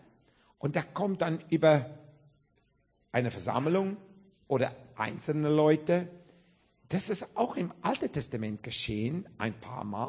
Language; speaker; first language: German; non-native, fluent; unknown